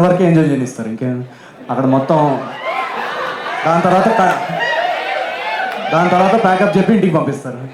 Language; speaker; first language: Telugu; native; Telugu